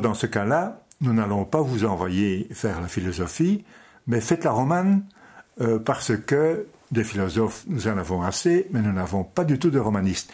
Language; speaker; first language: French; non-native, local second language; Dutch